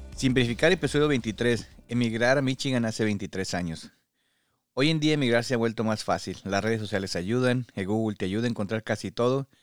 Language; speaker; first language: Spanish; native; Spanish